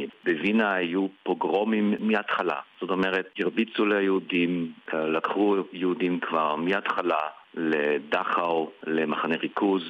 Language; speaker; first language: Hebrew; early bilingual, heritage; Hebrew